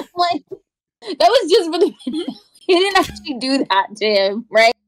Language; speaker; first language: English; native; English